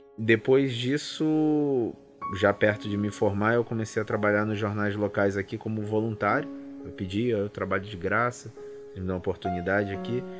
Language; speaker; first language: Portuguese; native; Portuguese